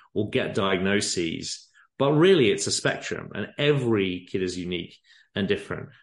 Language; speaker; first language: English; native; English